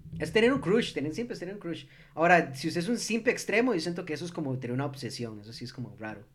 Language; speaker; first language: Spanish; early bilingual, heritage; English